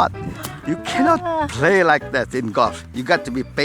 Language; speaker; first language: English; non-native, fluent; Indonesian